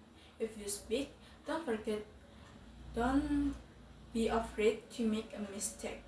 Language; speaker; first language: English; non-native, fluent; Indonesian